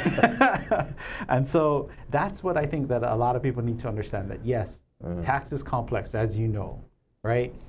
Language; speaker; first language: English; native; English